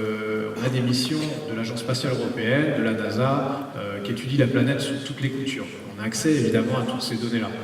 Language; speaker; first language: French; native; French